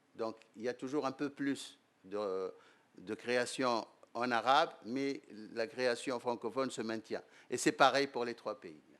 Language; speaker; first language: French; non-native, local second language; Arabic